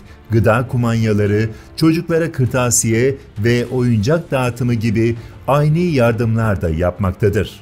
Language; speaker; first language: Turkish; native; Turkish